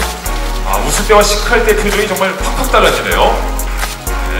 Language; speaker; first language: Korean; native; Korean